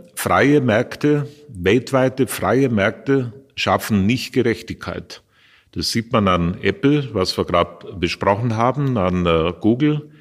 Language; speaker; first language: German; native; German